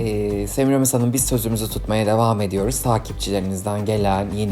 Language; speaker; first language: Turkish; native; Turkish